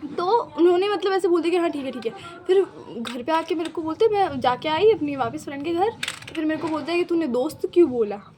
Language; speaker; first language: Hindi; non-native, local second language; Marwari